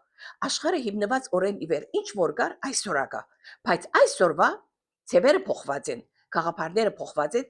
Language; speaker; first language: Armenian; early bilingual, heritage; Armenian